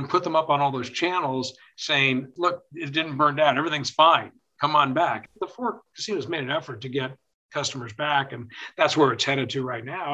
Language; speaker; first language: English; native; English